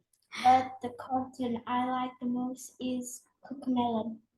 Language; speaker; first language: English; non-native, learner; Vietnamese